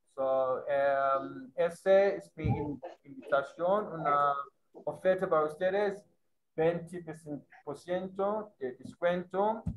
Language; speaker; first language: Spanish; non-native, learner; English